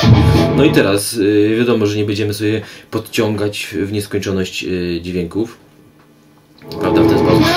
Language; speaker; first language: Polish; native; Polish